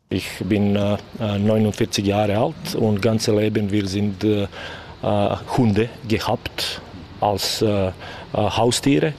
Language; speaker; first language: German; non-native, learner; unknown